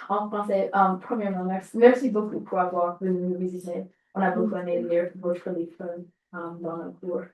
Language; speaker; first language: French; non-native, learner; English